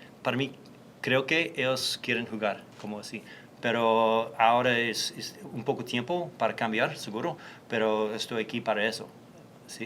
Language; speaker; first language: Spanish; non-native, learner; English